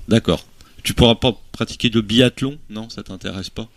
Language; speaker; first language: French; native; French